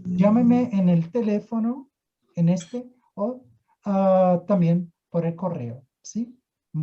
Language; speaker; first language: Spanish; non-native, fluent; Portuguese